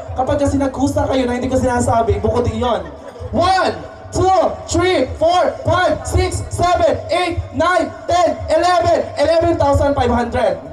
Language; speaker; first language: Filipino; native; Filipino